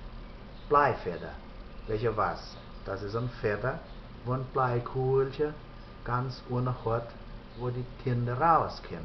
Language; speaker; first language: German; early bilingual, heritage; German